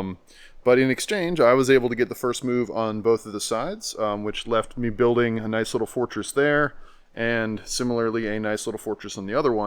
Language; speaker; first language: English; native; English